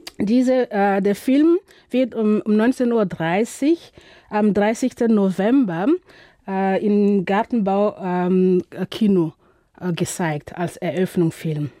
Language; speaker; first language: German; non-native, fluent; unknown